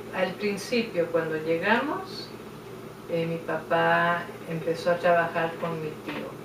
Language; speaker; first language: Spanish; native; Spanish